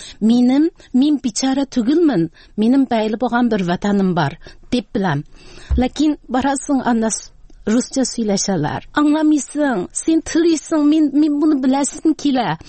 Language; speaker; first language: Tatar; early bilingual, heritage; Tatar